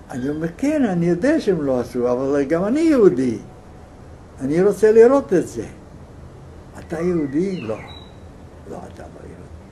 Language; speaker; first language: Hebrew; non-native, fluent; Yiddish